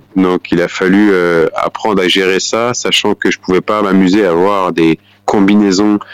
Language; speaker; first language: French; native; French